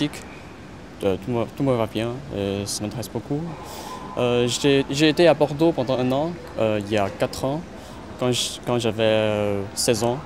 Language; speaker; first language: French; non-native, fluent; Chinese